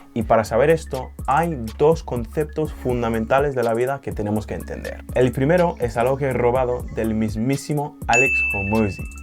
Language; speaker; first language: Spanish; non-native, fluent; English